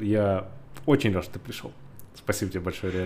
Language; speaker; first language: Russian; native; Russian